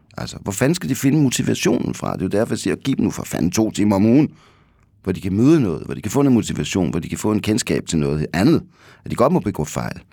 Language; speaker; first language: Danish; native; Danish